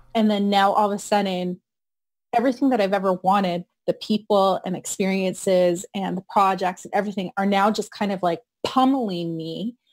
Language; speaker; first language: English; native; English